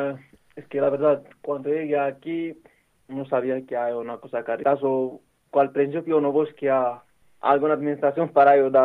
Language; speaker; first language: Spanish; non-native, learner; Arabic